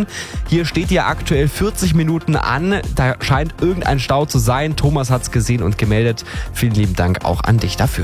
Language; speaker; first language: German; native; German